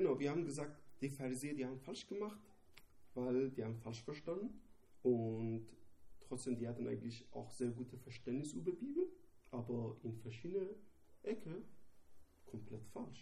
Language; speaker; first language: German; non-native, learner; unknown